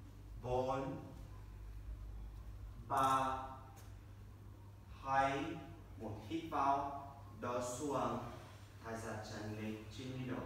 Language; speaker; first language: Vietnamese; non-native, learner; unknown